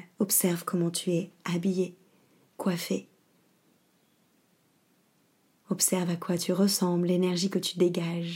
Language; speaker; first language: French; native; French